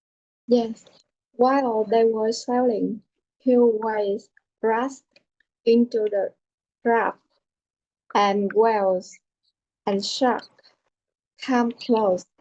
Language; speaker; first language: English; non-native, learner; Vietnamese